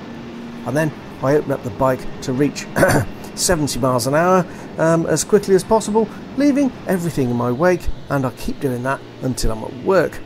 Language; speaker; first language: English; native; English